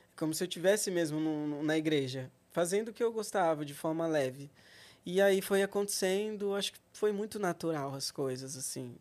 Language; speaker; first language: Portuguese; native; Portuguese